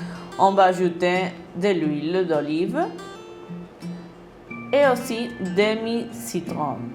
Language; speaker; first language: French; non-native, learner; Spanish